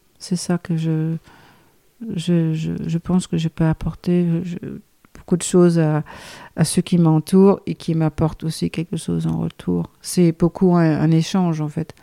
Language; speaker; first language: French; non-native, fluent; Danish